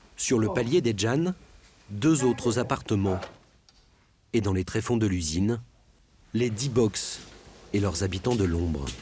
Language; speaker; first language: French; native; French